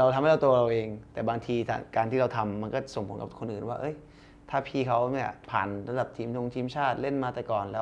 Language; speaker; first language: Thai; early bilingual, other home language; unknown